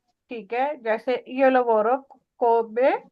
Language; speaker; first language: Italian; non-native, learner; Punjabi